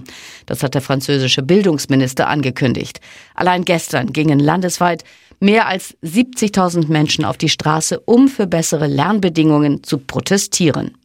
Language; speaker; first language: German; native; German